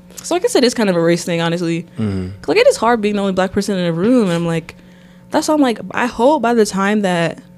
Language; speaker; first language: English; native; English